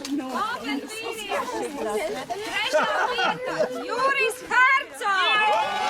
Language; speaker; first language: Latvian; native; Latvian